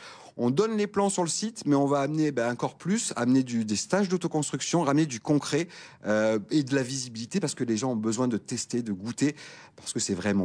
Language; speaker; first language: French; native; French